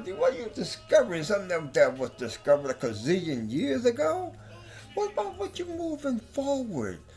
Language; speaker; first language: English; native; English